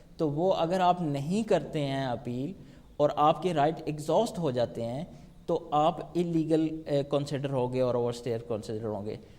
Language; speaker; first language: Urdu; native; Urdu